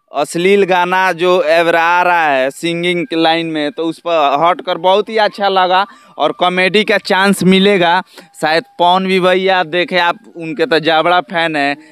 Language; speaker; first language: Hindi; native; Hindi